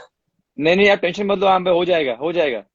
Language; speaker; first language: Hindi; native; Hindi